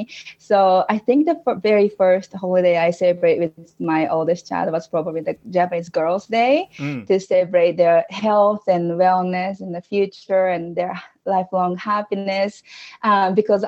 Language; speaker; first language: English; non-native, fluent; Japanese